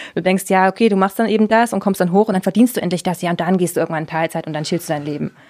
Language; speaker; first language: German; native; German